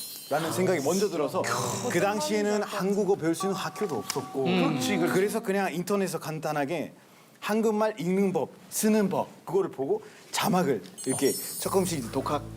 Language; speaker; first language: Korean; non-native, fluent; Spanish